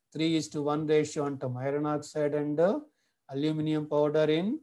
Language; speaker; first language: English; non-native, local second language; Telugu